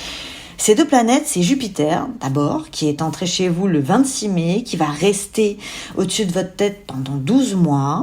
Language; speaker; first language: French; native; French